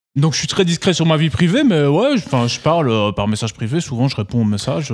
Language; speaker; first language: French; native; French